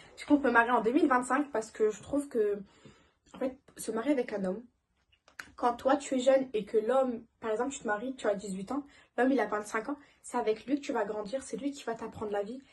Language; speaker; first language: French; native; French